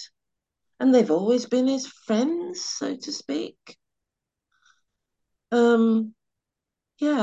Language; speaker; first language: English; native; English